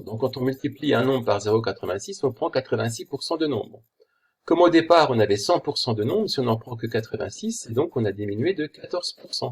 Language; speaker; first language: French; native; French